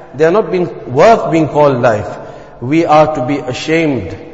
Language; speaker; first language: English; native; English